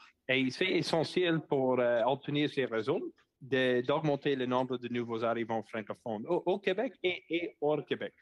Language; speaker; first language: French; non-native, local second language; English